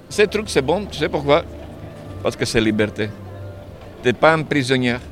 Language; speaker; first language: French; non-native, learner; Serbian